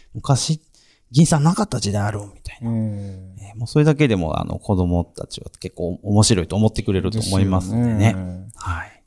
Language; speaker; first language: Japanese; native; Japanese